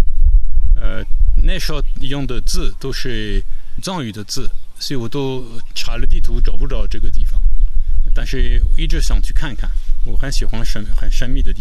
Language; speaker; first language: Chinese; non-native, fluent; French